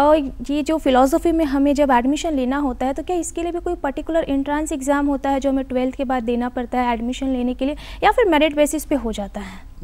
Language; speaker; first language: Hindi; native; Hindi